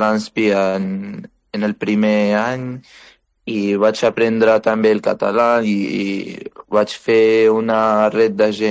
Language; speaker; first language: Catalan; non-native, fluent; Arabic